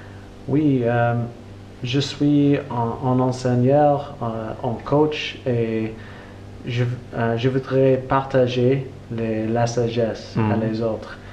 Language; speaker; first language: French; non-native, learner; English